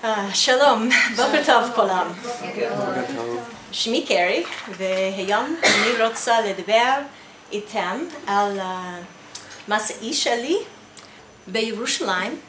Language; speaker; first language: Hebrew; non-native, learner; English